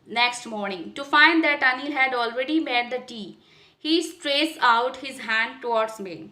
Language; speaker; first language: English; non-native, local second language; Hindi